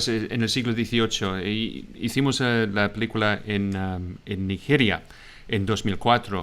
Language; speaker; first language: Spanish; non-native, fluent; English